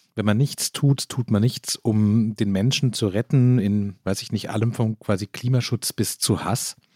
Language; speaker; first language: German; native; German